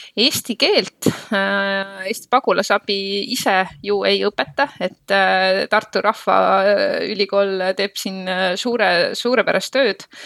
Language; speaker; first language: Estonian; native; Estonian